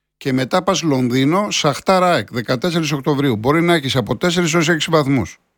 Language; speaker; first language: Greek; native; Greek